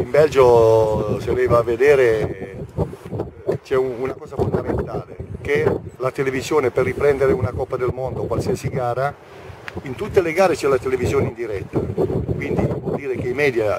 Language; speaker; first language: Italian; native; Italian